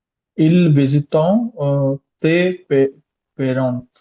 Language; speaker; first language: French; non-native, learner; Hindi